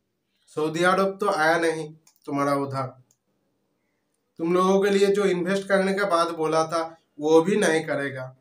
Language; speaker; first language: Hindi; non-native, local second language; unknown